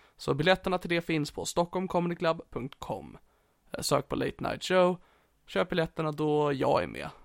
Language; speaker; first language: Swedish; native; Swedish